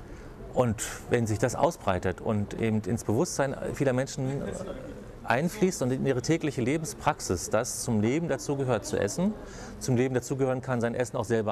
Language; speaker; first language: German; native; German